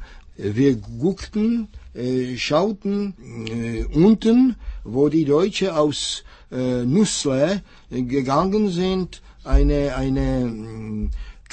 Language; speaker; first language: German; non-native, fluent; Czech